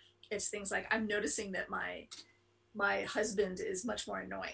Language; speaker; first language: English; native; English